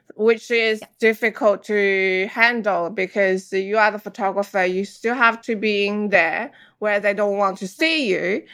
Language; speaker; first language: English; non-native, fluent; Chinese